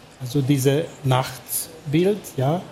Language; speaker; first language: German; non-native, fluent; Hungarian